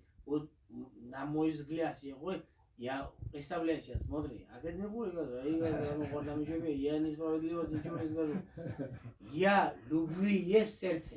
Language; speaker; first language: Russian; non-native, fluent; Georgian